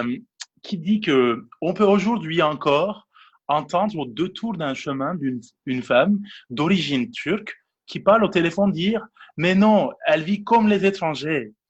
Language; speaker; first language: French; non-native, fluent; Turkish